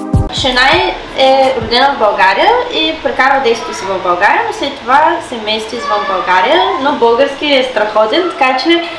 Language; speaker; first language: Bulgarian; native; Bulgarian